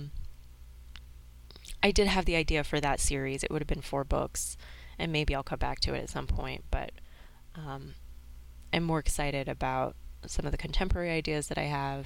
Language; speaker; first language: English; native; English